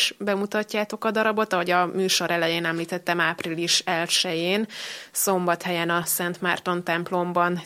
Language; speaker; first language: Hungarian; native; Hungarian